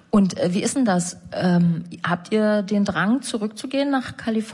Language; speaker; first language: German; native; German